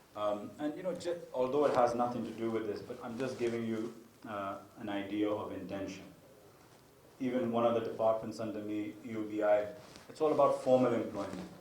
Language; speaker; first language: English; non-native, local second language; Urdu